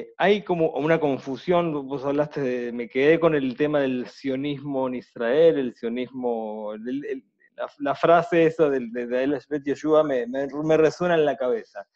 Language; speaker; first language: Spanish; native; Spanish